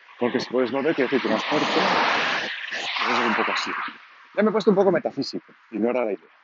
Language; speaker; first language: Spanish; non-native, local second language; Catalan